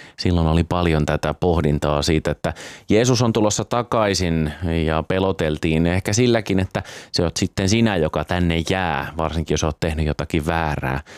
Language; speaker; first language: Finnish; native; Finnish